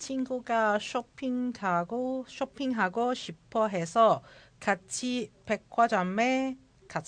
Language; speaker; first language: Korean; non-native, learner; Cantonese